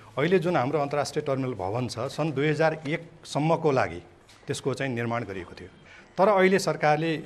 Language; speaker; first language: Nepali; native; Nepali